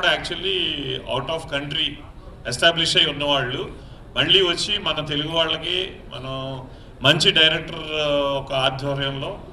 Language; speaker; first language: Telugu; native; Telugu